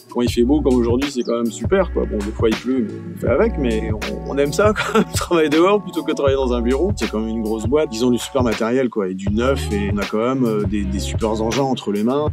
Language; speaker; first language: French; native; French